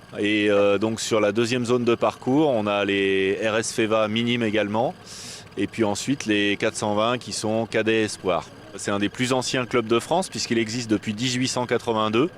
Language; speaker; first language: French; native; French